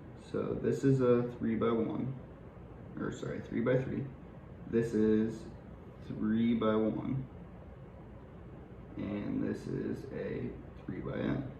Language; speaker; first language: English; native; English